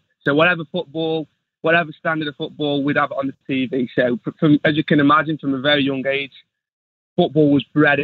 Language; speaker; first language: English; native; English